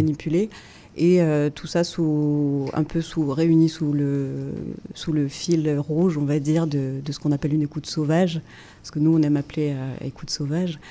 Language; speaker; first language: French; native; French